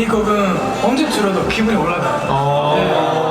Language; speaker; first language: Korean; non-native, learner; Japanese